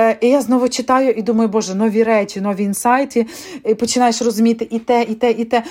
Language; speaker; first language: Ukrainian; native; Ukrainian